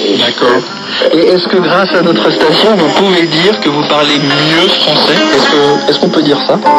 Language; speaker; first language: French; native; French